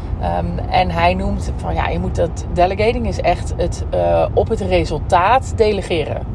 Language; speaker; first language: Dutch; native; Dutch